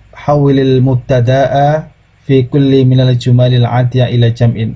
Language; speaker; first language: Arabic; non-native, fluent; Indonesian